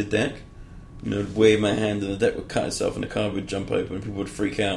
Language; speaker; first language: English; native; English